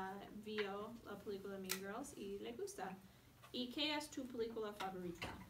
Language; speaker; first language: Spanish; non-native, fluent; English